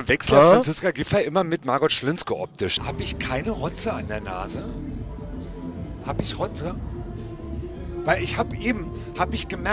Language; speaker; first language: German; native; German